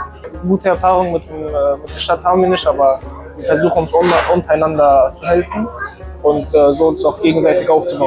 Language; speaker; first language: German; early bilingual, other home language; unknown